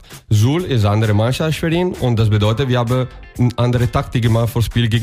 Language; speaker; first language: German; non-native, learner; Italian